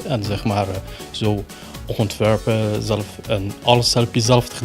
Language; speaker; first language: Dutch; non-native, learner; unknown